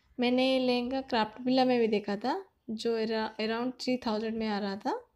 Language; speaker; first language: Hindi; native; Hindi